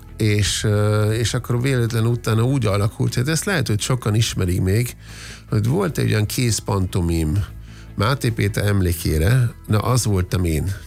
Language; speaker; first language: Hungarian; non-native, fluent; German